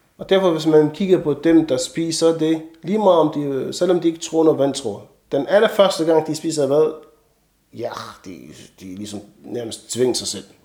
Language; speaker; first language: Danish; non-native, fluent; Arabic